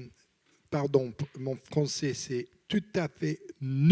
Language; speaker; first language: French; non-native, learner; English